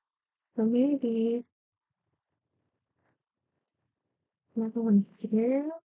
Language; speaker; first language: English; native; English